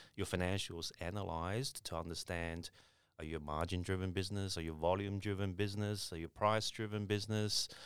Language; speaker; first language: English; early bilingual, other home language; Chinese